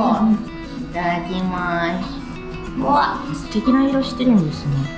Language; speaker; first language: Japanese; non-native, fluent; Italian